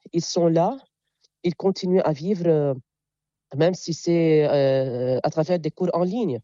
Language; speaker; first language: French; non-native, local second language; Arabic